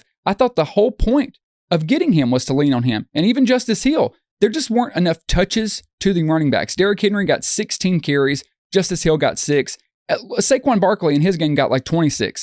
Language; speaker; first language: English; native; English